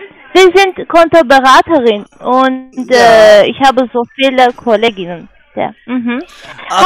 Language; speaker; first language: German; non-native, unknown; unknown